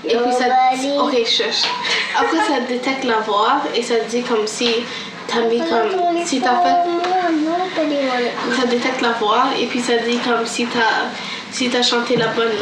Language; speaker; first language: French; early bilingual, other home language; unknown